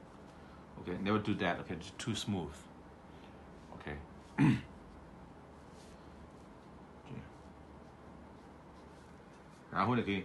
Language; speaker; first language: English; non-native, learner; Cantonese